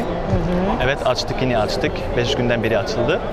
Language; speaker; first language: Turkish; non-native, learner; Arabic